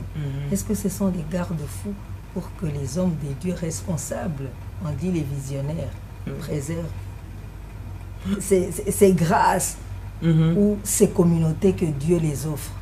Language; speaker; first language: French; non-native, local second language; Lingala